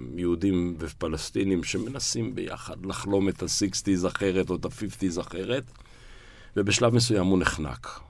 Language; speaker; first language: Hebrew; native; Hebrew